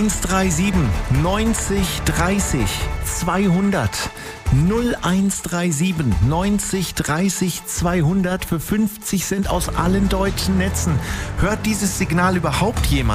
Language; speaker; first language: German; native; German